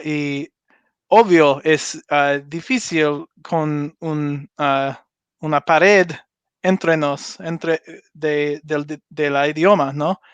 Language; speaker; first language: Spanish; non-native, learner; English